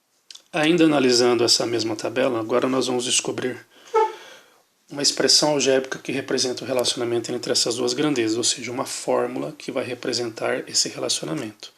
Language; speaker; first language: Portuguese; native; Portuguese